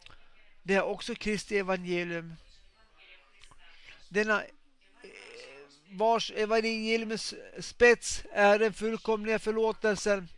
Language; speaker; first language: Swedish; non-native, local second language; Finnish